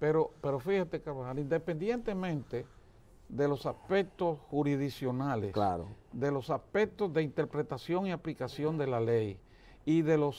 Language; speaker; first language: Spanish; native; Spanish